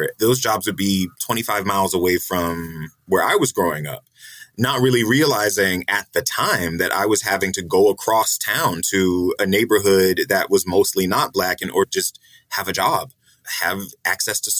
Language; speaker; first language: English; native; English